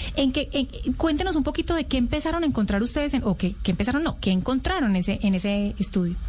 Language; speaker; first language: Spanish; native; Spanish